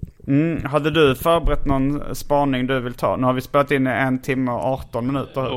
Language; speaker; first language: Swedish; native; Swedish